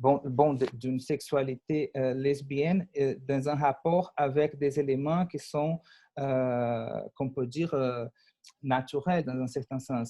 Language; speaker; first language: French; non-native, fluent; Portuguese